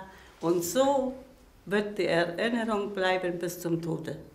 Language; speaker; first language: German; early bilingual, heritage; German